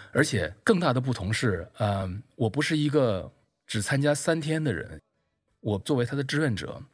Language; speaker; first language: Chinese; native; Chinese